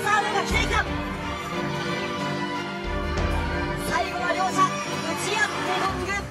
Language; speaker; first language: Japanese; native; Japanese